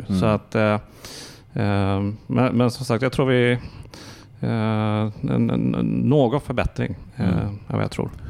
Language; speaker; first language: Swedish; native; Swedish